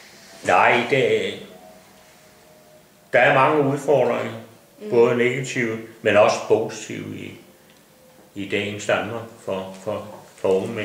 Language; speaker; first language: Danish; native; Danish